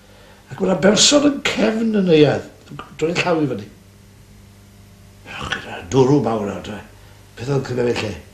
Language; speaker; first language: Welsh; native; Welsh